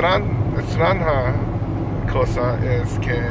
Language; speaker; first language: Spanish; non-native, learner; English